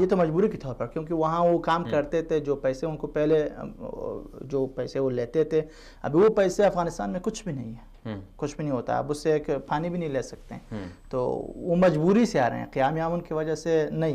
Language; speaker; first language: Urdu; non-native, fluent; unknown